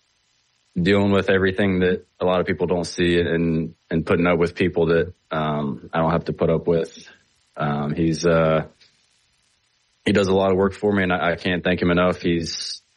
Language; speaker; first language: English; native; English